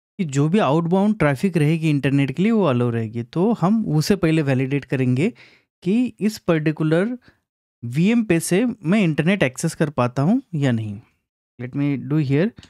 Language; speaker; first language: Hindi; non-native, local second language; Marathi